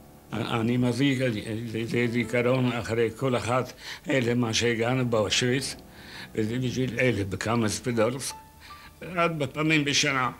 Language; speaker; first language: Hebrew; non-native, fluent; Yiddish